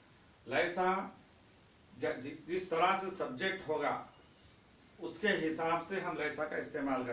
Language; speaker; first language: Hindi; non-native, fluent; Urdu